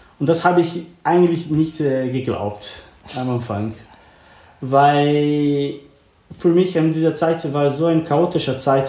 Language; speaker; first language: German; non-native, learner; Portuguese